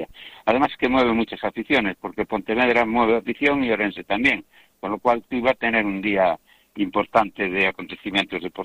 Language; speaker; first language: Spanish; native; Spanish